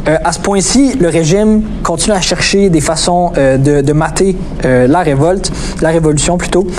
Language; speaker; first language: French; native; French